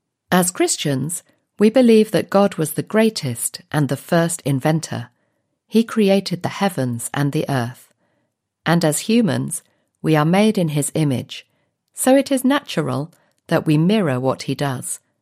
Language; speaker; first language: English; native; English